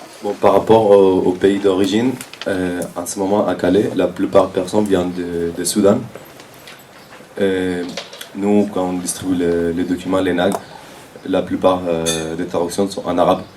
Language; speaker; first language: French; non-native, fluent; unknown